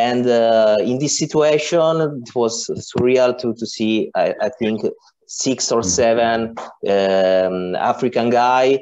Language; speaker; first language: English; non-native, learner; Italian